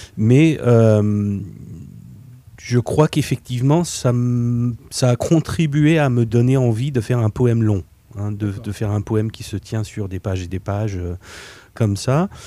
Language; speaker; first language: French; non-native, fluent; English